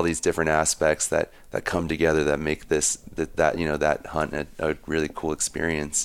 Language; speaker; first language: English; native; English